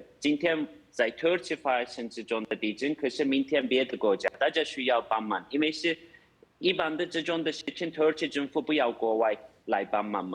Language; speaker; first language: Chinese; non-native, fluent; Turkish